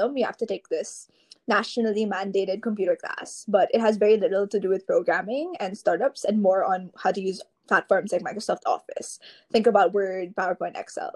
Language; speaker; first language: English; non-native, local second language; Filipino